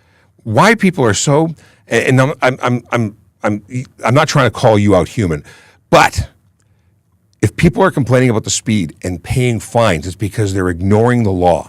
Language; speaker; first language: English; native; English